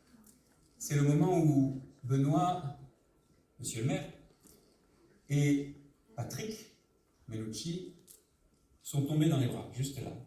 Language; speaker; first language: French; native; French